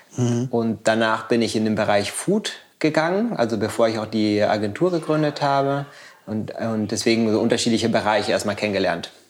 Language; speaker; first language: German; non-native, fluent; Spanish